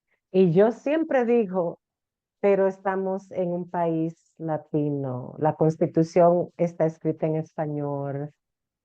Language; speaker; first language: Spanish; early bilingual, heritage; Spanish